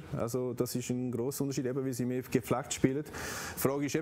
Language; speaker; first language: German; native; German